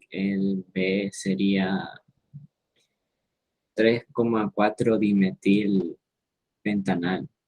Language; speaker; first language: Spanish; native; Spanish